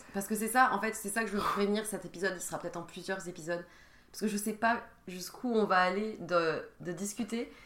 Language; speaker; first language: French; native; French